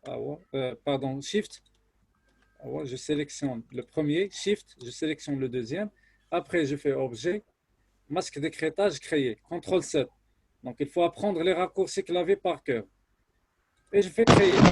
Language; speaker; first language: French; non-native, local second language; Arabic